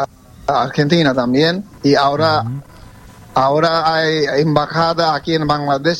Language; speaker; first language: Spanish; non-native, fluent; Bangla